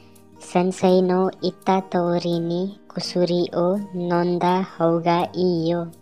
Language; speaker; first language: Japanese; non-native, learner; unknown